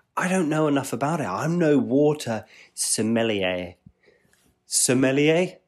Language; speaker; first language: English; native; English